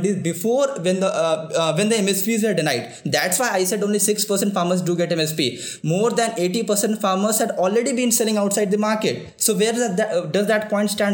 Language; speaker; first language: English; non-native, local second language; Hindi